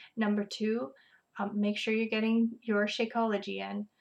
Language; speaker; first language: English; native; English